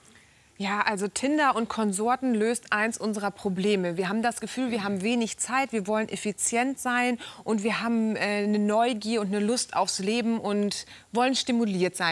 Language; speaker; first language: German; native; German